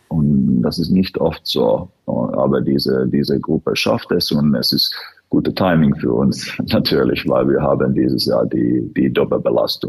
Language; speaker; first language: German; non-native, fluent; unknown